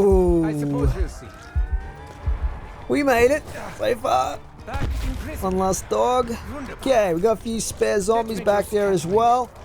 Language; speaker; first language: English; native; English